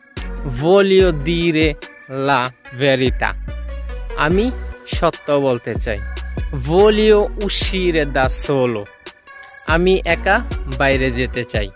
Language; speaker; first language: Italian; non-native, fluent; Bangla